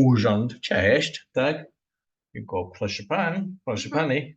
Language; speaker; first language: Polish; non-native, learner; English